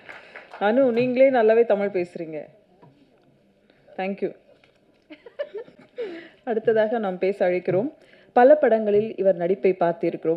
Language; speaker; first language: Tamil; native; Tamil